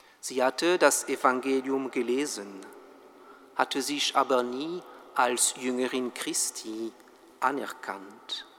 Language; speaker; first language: German; non-native, fluent; French